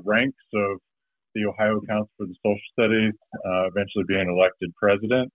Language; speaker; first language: English; native; English